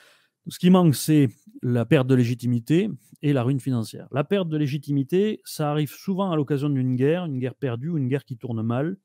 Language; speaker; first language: French; native; French